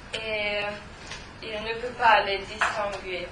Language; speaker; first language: French; non-native, learner; German